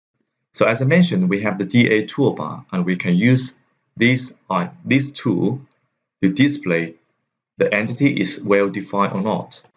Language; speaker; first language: English; non-native, fluent; Chinese